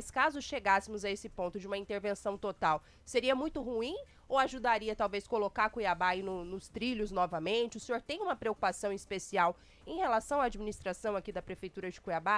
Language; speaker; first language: Portuguese; native; Portuguese